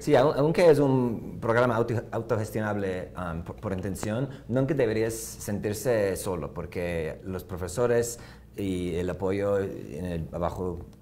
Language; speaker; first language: Spanish; non-native, fluent; English